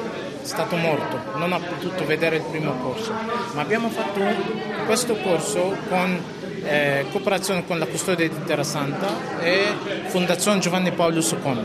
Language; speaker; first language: Italian; non-native, fluent; Arabic